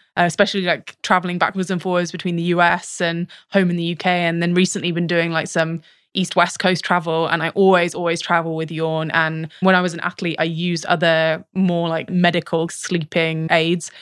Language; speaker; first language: English; native; English